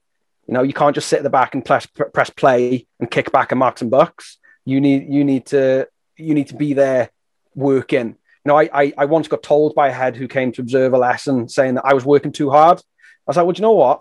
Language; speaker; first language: English; native; English